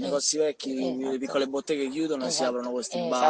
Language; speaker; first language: Italian; native; Italian